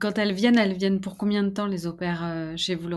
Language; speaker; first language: French; native; French